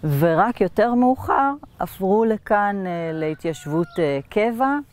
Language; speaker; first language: Hebrew; native; Hebrew